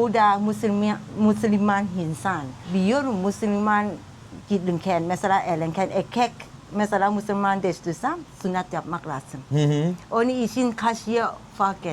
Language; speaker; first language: Turkish; non-native, learner; Thai